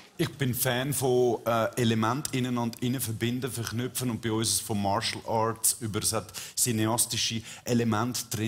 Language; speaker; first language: German; native; German